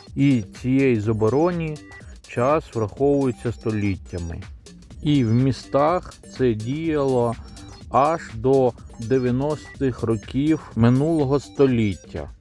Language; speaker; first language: Ukrainian; non-native, local second language; Russian